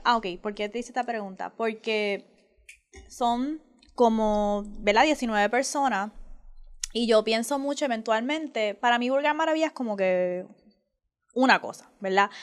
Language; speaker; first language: Spanish; early bilingual, heritage; Spanish